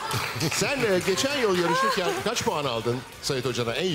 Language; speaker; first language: Turkish; native; Turkish